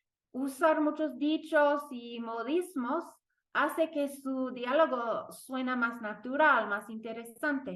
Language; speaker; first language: Spanish; non-native, fluent; English